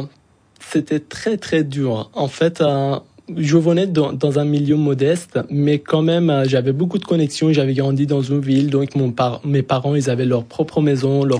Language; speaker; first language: French; non-native, fluent; Persian